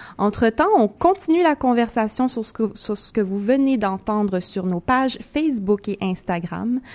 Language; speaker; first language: French; native; French